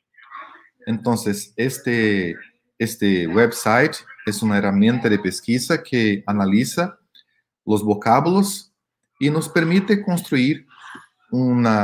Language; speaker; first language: Spanish; non-native, fluent; Portuguese